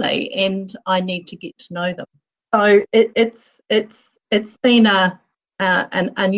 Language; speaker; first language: English; native; English